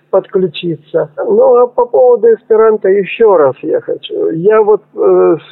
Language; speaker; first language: Russian; native; Russian